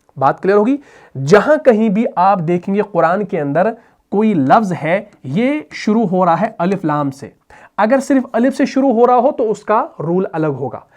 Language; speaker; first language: Urdu; native; Urdu